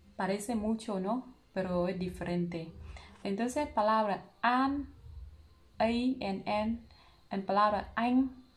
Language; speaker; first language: Spanish; non-native, learner; Vietnamese